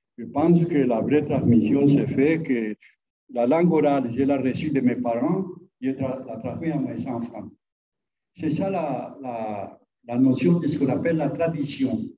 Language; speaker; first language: French; non-native, fluent; Spanish